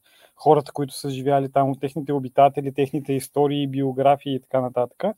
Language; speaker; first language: Bulgarian; native; Bulgarian